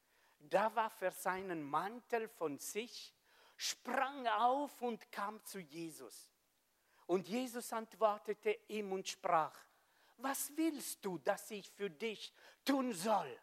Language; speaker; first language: German; non-native, fluent; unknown